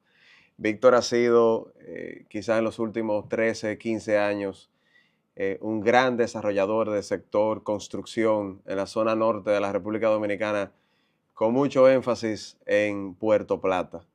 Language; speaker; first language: Spanish; native; Spanish